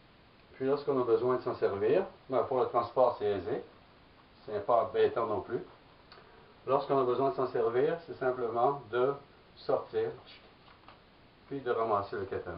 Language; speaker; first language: French; native; French